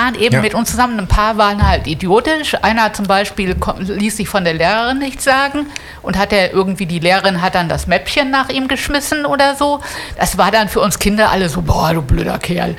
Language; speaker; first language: German; native; German